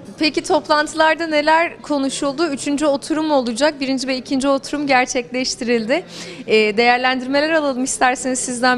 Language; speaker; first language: Turkish; native; Turkish